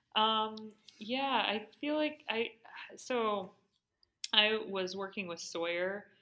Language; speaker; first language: English; native; English